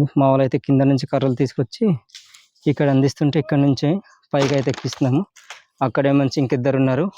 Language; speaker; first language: Telugu; non-native, local second language; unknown